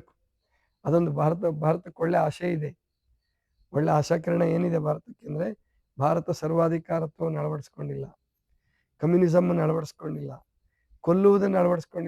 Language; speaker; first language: Kannada; native; Kannada